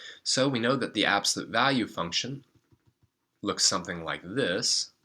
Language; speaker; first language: English; native; English